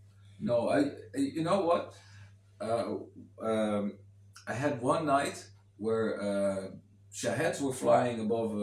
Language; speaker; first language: English; non-native, fluent; Dutch